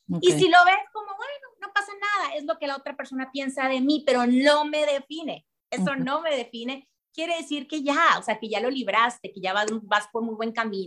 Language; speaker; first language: Spanish; native; Spanish